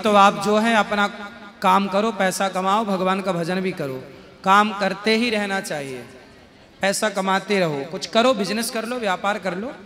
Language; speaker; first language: Hindi; native; Hindi